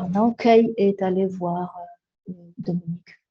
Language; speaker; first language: French; non-native, fluent; Spanish